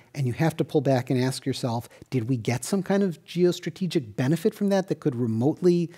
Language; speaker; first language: English; native; English